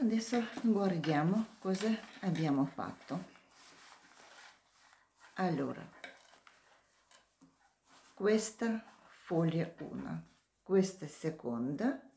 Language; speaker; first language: Italian; non-native, learner; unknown